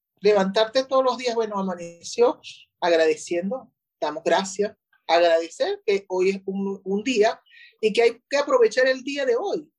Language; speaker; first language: Spanish; native; Spanish